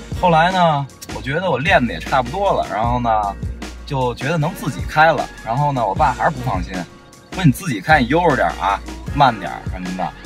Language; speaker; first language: Chinese; native; Chinese